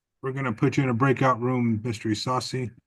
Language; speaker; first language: English; native; English